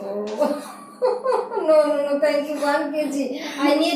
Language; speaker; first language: English; non-native, learner; Bangla